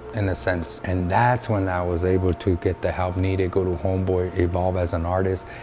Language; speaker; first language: English; native; English